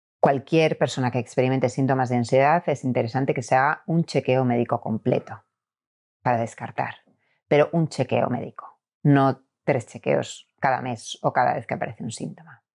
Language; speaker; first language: Spanish; native; Spanish